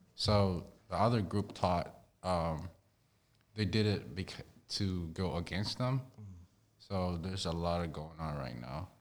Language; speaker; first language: English; non-native, fluent; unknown